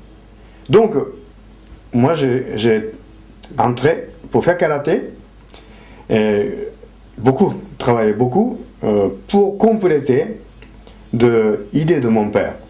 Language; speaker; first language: French; non-native, fluent; Japanese